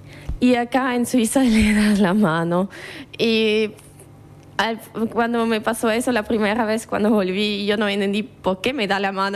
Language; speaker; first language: Spanish; non-native, fluent; German